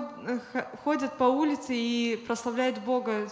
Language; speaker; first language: Polish; non-native, learner; Russian